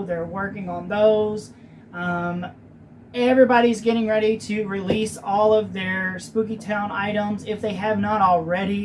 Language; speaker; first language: English; native; English